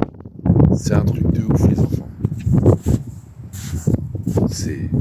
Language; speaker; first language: French; native; French